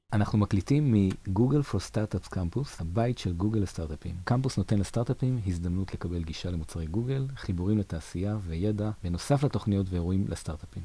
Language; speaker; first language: Hebrew; native; Hebrew